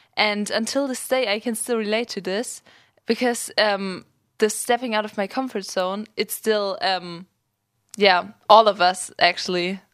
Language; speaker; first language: English; non-native, fluent; German